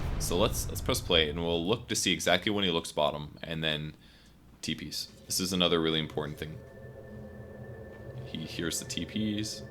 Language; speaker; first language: English; native; English